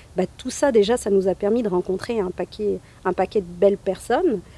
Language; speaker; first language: French; native; French